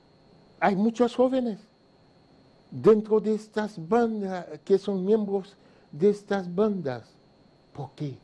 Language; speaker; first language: Spanish; non-native, fluent; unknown